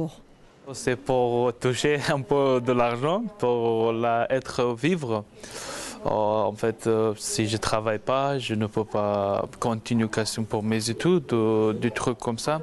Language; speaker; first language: French; non-native, learner; Persian